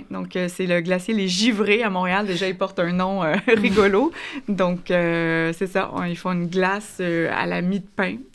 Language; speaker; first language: French; native; French